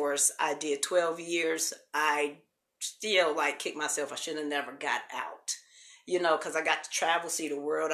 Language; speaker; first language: English; native; English